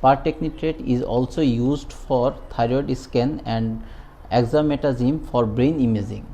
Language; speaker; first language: English; non-native, local second language; Bangla